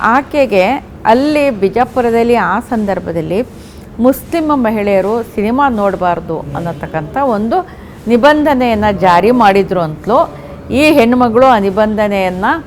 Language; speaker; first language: Kannada; non-native, local second language; Urdu